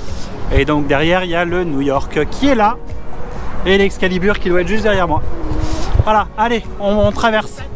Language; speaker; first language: French; native; French